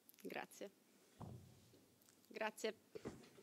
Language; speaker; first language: Italian; non-native, learner; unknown